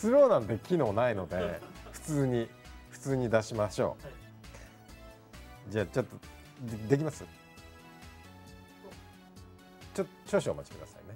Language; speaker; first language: Japanese; native; Japanese